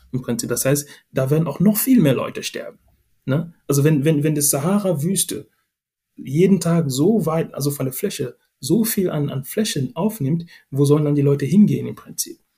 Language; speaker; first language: German; non-native, fluent; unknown